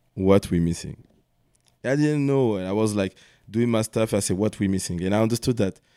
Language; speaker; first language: English; non-native, learner; French